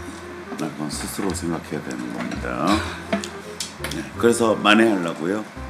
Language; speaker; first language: Korean; native; Korean